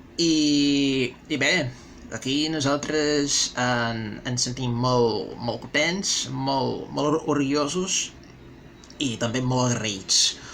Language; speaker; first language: Catalan; non-native, fluent; Portuguese